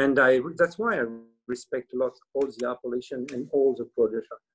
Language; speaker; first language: English; non-native, learner; French